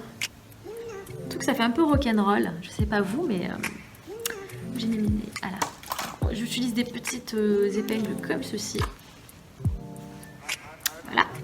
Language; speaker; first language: French; native; French